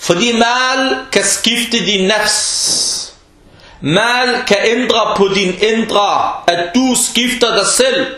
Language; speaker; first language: Danish; early bilingual, other home language; Arabic